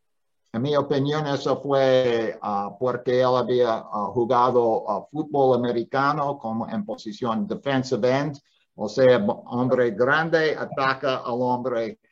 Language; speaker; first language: Spanish; non-native, fluent; English